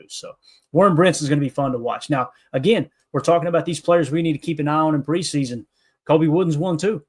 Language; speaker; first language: English; native; English